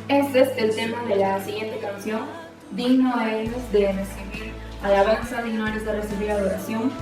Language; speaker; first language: Spanish; native; Spanish